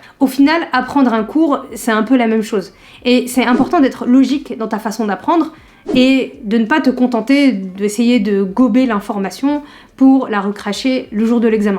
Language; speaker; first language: French; native; French